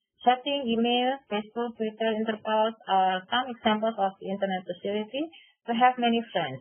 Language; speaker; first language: English; non-native, fluent; Indonesian